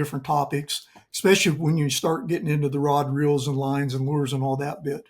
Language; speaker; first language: English; native; English